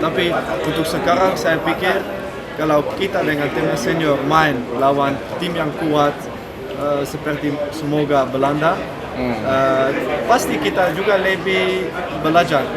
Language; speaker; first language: Indonesian; non-native, fluent; Dutch